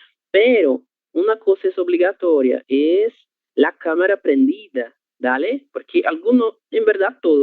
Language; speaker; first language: Spanish; non-native, fluent; Portuguese